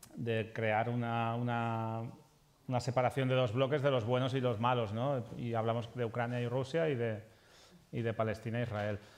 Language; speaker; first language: Spanish; native; Spanish